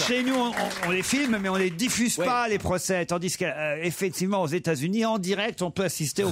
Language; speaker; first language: French; native; French